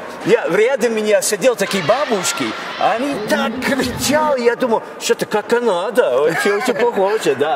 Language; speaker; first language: Russian; non-native, learner; English